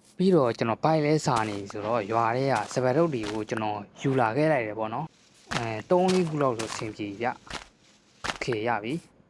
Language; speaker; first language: Burmese; native; Burmese